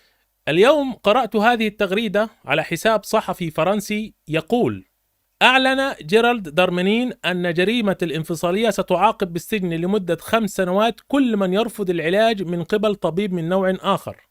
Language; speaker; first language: Arabic; native; Arabic